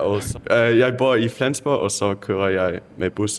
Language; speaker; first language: Danish; early bilingual, heritage; German